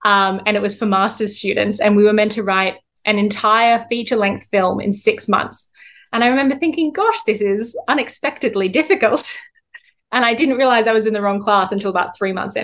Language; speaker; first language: English; native; English